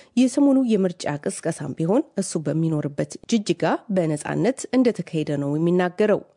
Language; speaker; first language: Amharic; native; Amharic